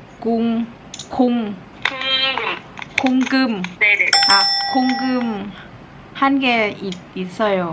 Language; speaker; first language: Korean; non-native, learner; Thai